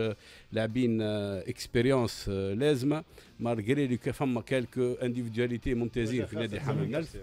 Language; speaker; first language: Arabic; native; Arabic